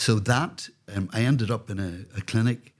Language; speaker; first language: English; native; English